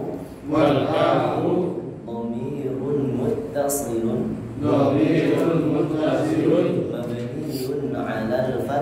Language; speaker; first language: Arabic; non-native, fluent; Indonesian